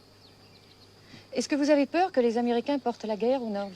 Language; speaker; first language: French; native; French